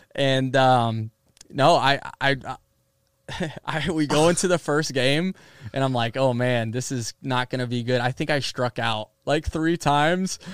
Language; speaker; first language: English; native; English